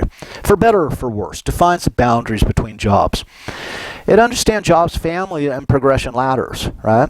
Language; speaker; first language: English; native; English